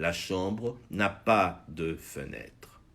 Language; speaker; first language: French; non-native, fluent; Portuguese